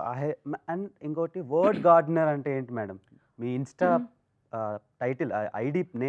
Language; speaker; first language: Telugu; native; Telugu